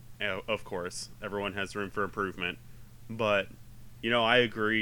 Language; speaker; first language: English; native; English